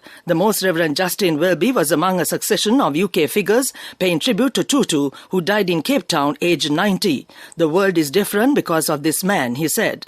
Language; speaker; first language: English; non-native, local second language; Sinhala